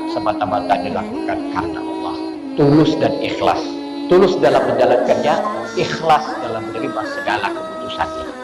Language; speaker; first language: Indonesian; native; Indonesian